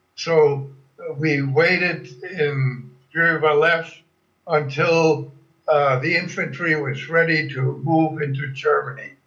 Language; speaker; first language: English; non-native, fluent; German